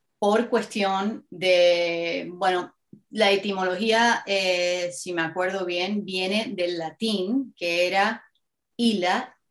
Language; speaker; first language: Spanish; native; Spanish